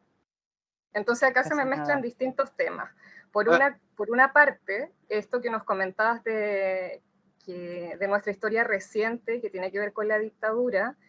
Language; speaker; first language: Spanish; native; Spanish